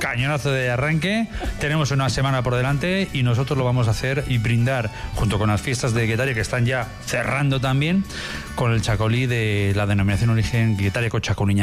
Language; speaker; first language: Spanish; native; Spanish